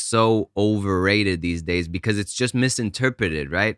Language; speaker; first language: English; non-native, fluent; Hebrew